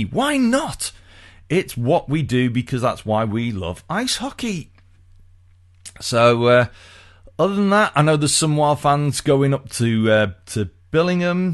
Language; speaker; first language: English; native; English